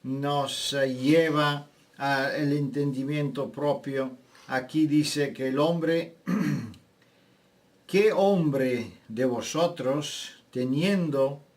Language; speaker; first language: Spanish; non-native, fluent; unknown